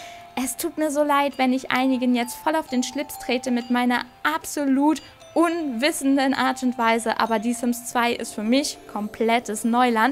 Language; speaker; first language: German; native; German